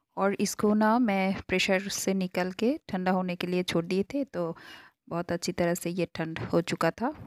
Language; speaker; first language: Hindi; non-native, local second language; Bangla